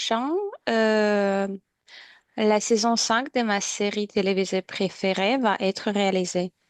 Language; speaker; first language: French; non-native, learner; Ukrainian